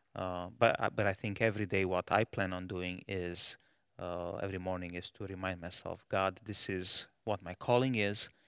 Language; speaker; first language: English; non-native, fluent; Romanian